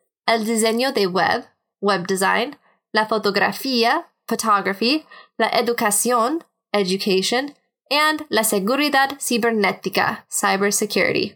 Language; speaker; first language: Spanish; non-native, fluent; English